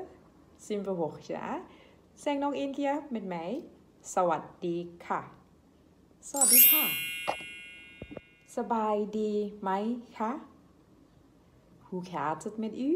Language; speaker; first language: Dutch; non-native, learner; Thai